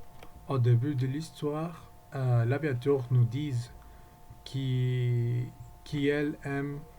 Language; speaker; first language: French; non-native, learner; Spanish